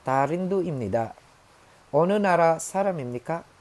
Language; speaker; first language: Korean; non-native, learner; Filipino